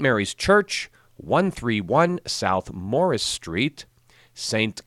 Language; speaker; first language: English; native; English